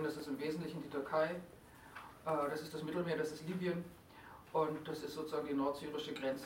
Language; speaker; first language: German; native; German